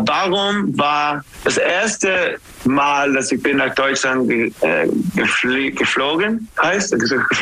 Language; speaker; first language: German; non-native, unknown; English